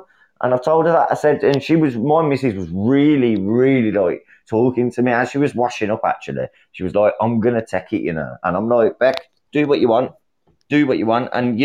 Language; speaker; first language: English; native; English